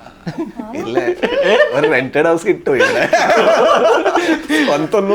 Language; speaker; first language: Malayalam; non-native, local second language; Kannada